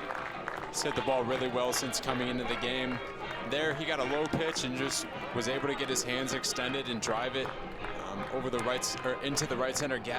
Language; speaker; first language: English; native; English